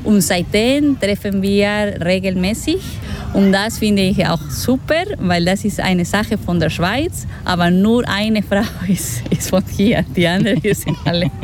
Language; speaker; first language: German; non-native, fluent; Spanish